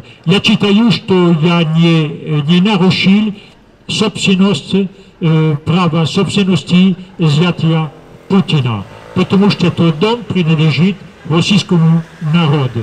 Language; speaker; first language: Russian; non-native, fluent; French